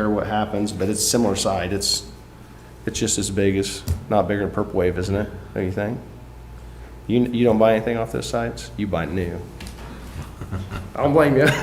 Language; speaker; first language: English; native; English